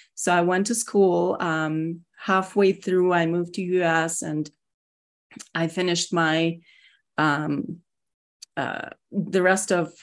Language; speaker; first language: English; non-native, fluent; Russian